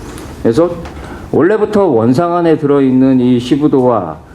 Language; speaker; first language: Korean; native; Korean